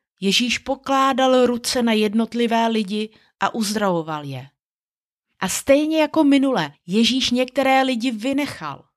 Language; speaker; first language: Czech; native; Czech